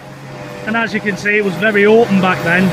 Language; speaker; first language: English; native; English